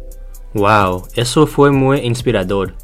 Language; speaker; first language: Spanish; non-native, learner; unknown